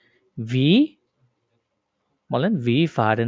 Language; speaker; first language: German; non-native, learner; Bangla